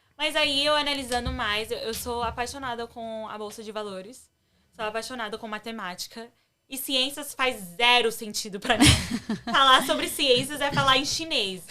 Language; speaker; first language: Portuguese; early bilingual, other home language; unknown